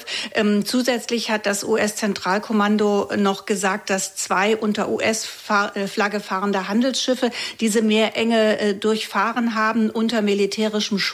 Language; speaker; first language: German; native; German